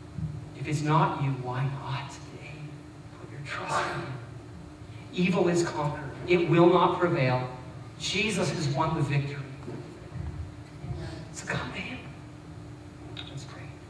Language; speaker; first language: English; native; English